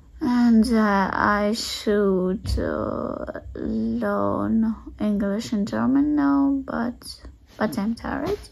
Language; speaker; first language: English; non-native, learner; Russian